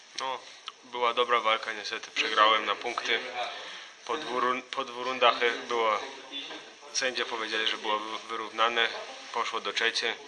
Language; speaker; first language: Polish; early bilingual, heritage; Polish